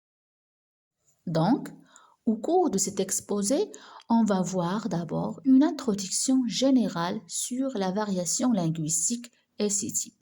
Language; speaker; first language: French; non-native, local second language; Arabic